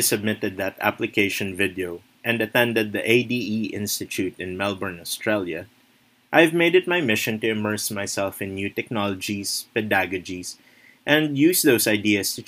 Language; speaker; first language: English; non-native, local second language; Filipino